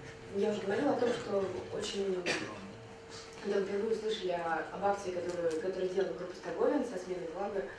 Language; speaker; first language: Russian; native; Russian